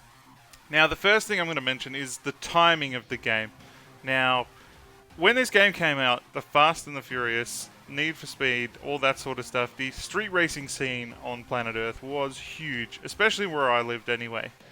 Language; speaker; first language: English; native; English